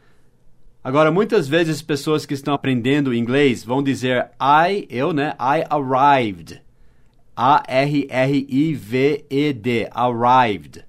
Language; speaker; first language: Portuguese; non-native, fluent; English